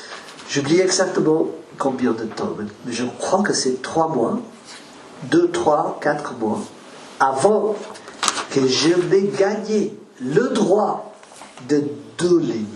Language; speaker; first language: French; non-native, learner; Spanish